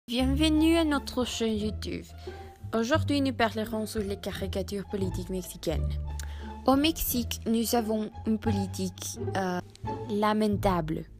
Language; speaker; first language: French; non-native, learner; Spanish